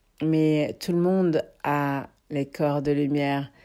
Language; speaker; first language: French; non-native, fluent; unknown